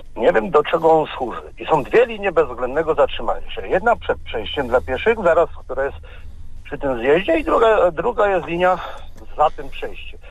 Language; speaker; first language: Polish; native; Polish